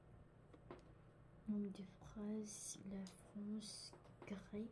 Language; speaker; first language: French; non-native, learner; Korean